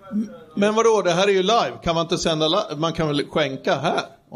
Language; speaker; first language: Swedish; native; Swedish